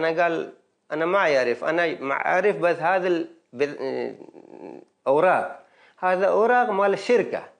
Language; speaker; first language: Arabic; non-native, learner; Baluchi